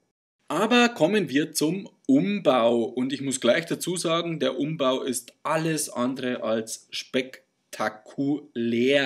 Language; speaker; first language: German; native; German